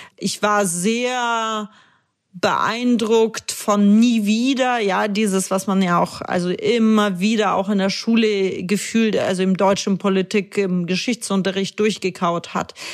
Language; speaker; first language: German; early bilingual, other home language; Russian